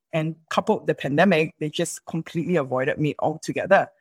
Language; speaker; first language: English; native; English